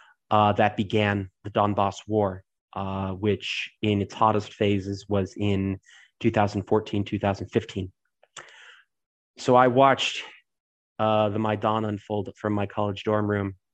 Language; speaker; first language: English; native; English